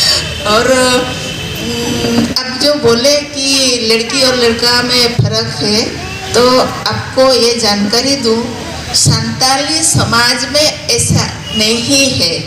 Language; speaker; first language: Hindi; non-native, local second language; Santali